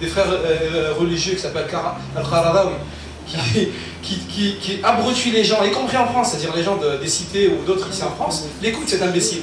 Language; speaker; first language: French; early bilingual, other home language; Arabic